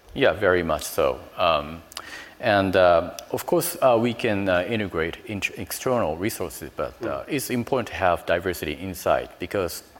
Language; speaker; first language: English; non-native, fluent; Japanese